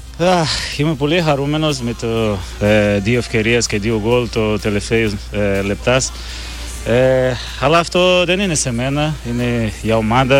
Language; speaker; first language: Greek; non-native, learner; Portuguese